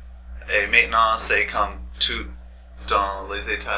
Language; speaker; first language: French; non-native, learner; English